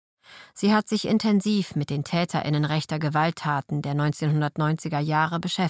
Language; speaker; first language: German; native; German